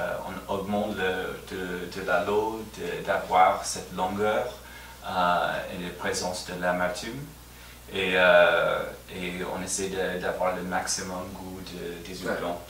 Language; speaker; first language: French; non-native, fluent; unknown